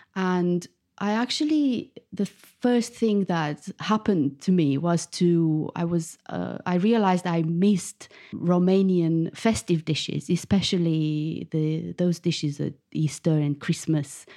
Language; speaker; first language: English; non-native, fluent; Romanian